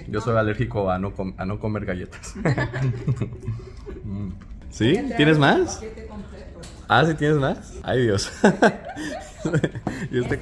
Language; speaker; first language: Spanish; native; Spanish